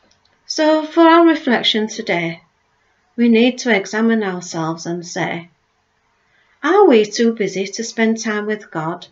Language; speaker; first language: English; native; English